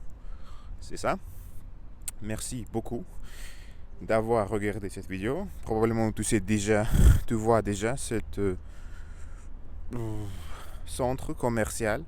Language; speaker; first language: French; non-native, learner; Russian